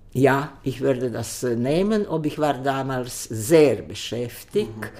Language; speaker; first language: German; non-native, learner; Croatian